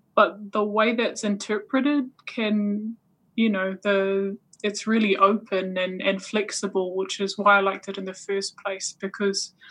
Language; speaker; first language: English; native; English